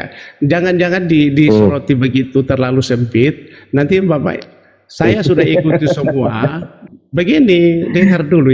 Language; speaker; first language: Indonesian; native; Indonesian